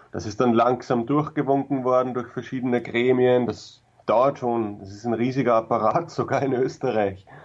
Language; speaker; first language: German; native; German